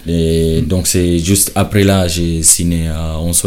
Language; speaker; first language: French; non-native, learner; Shona